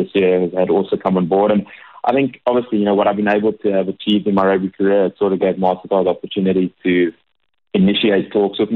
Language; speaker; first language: English; native; English